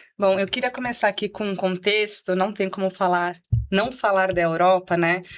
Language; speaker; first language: Portuguese; native; Portuguese